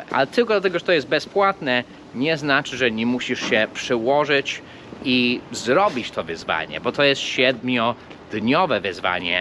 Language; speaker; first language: Polish; non-native, fluent; English